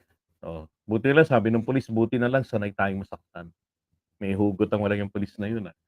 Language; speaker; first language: Filipino; native; Filipino